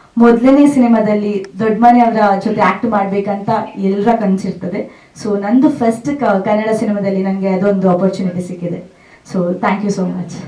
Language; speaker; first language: Kannada; non-native, local second language; Tulu